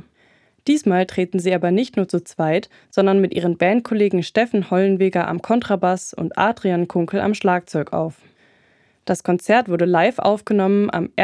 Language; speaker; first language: German; native; German